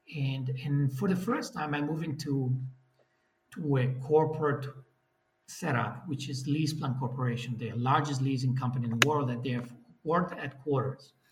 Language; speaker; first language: English; non-native, fluent; Italian